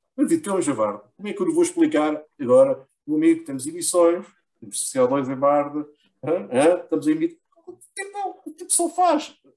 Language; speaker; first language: Portuguese; native; Portuguese